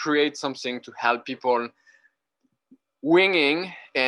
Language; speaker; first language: English; non-native, fluent; French